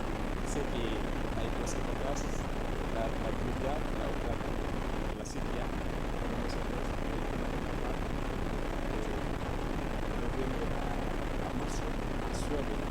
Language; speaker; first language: Spanish; non-native, fluent; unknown